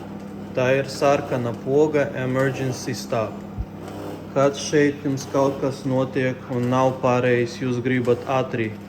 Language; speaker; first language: Latvian; non-native, local second language; Russian